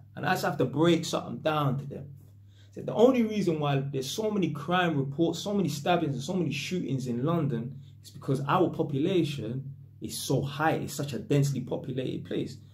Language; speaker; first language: English; native; English